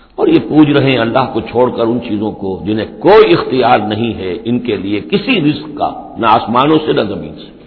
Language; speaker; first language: Urdu; native; Urdu